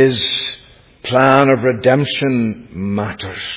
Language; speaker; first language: English; native; English